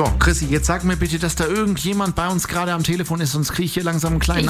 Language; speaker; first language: German; native; German